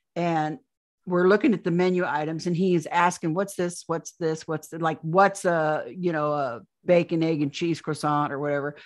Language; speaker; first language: English; native; English